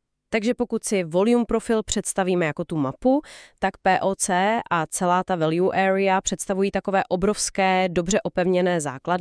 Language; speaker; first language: Czech; native; Czech